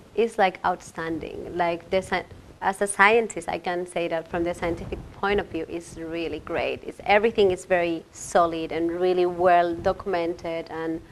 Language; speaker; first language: English; non-native, fluent; Spanish